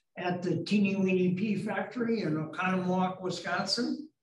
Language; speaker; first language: English; native; English